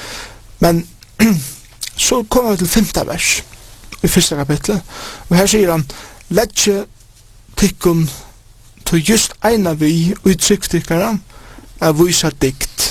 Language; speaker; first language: Norwegian; non-native, learner; Faroese